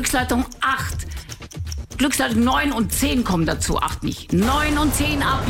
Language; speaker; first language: German; native; German